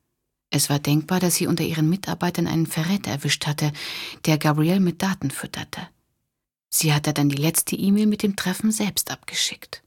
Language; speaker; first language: German; native; German